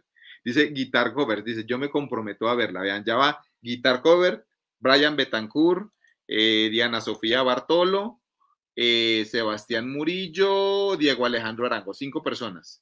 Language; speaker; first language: Spanish; native; Spanish